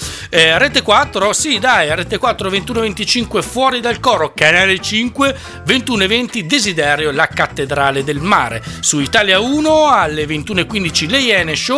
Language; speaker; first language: Italian; native; Italian